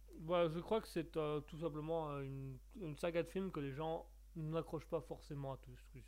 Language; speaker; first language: French; native; French